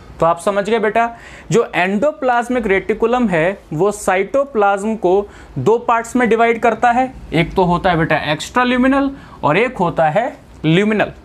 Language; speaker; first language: Hindi; native; Hindi